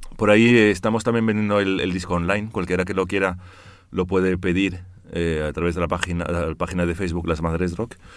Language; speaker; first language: Spanish; early bilingual, heritage; Spanish